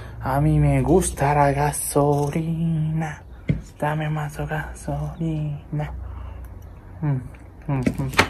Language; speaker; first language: Spanish; non-native, learner; Japanese